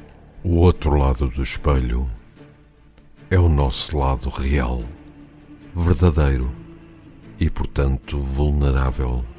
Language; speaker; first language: Portuguese; native; Portuguese